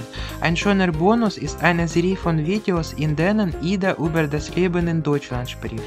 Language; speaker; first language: German; non-native, learner; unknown